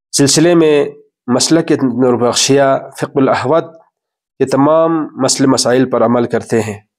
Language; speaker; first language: Urdu; non-native, local second language; Balti